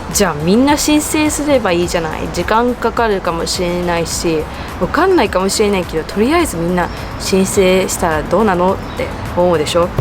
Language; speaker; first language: Japanese; early bilingual, heritage; Japanese